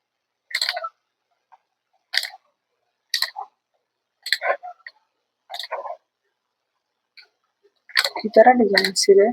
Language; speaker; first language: Kannada; non-native, learner; Hindi